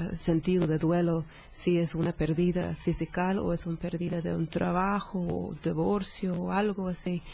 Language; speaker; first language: Spanish; non-native, fluent; English